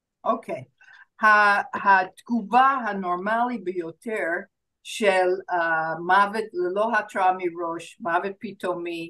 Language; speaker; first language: Hebrew; non-native, fluent; English